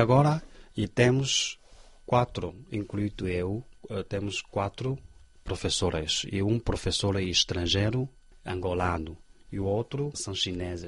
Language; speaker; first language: Portuguese; non-native, fluent; Chinese